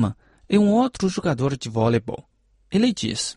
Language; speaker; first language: Portuguese; non-native, fluent; Chinese